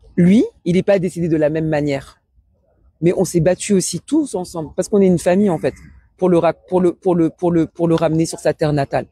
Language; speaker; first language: French; early bilingual, other home language; Wolof